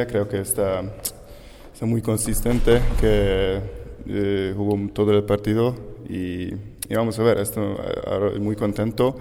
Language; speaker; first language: Spanish; non-native, learner; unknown